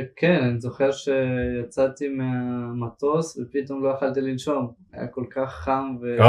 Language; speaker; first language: Hebrew; early bilingual, other home language; Ukrainian